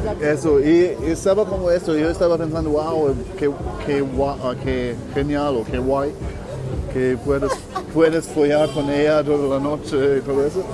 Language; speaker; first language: Spanish; non-native, learner; German